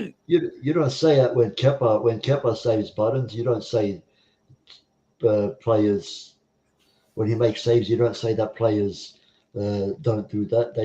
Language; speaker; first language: English; native; English